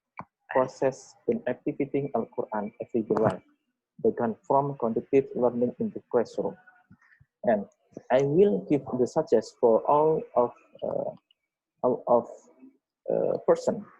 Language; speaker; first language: English; non-native, learner; Indonesian